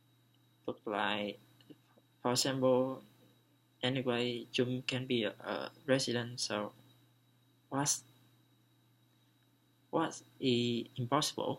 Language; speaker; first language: English; non-native, learner; Vietnamese